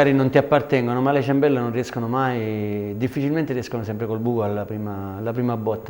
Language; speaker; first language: Italian; native; Italian